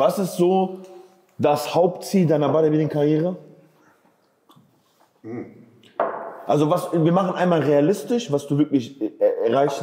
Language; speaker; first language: German; native; German